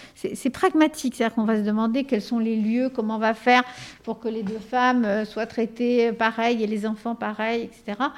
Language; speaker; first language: French; early bilingual, other home language; Spanish